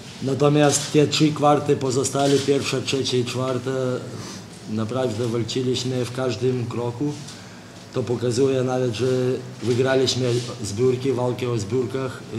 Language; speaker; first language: Polish; non-native, fluent; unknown